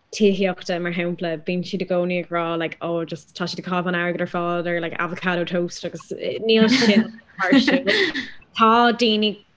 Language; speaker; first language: Irish; non-native, local second language; English